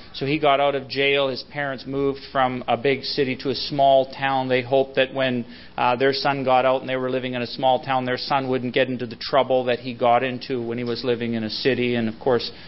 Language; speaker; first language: English; native; English